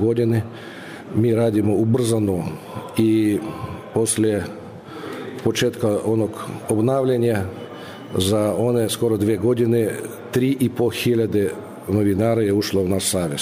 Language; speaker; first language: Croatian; non-native, fluent; Russian